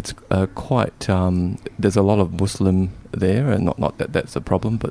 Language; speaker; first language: English; non-native, local second language; Cantonese